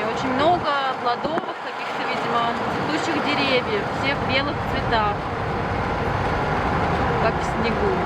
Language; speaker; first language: Russian; native; Russian